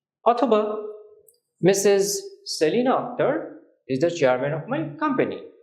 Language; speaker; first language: English; non-native, local second language; Bangla